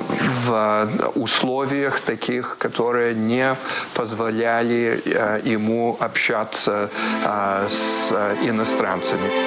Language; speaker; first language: Russian; early bilingual, heritage; Russian